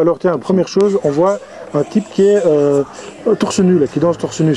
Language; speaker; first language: French; native; French